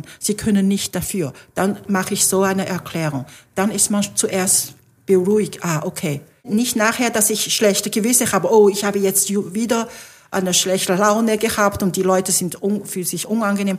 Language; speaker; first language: German; non-native, fluent; Chinese